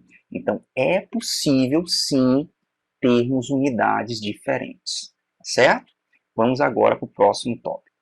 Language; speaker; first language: Portuguese; native; Portuguese